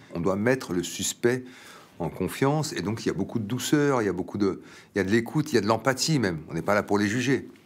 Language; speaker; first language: French; native; French